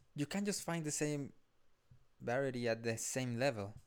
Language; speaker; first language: English; non-native, fluent; Spanish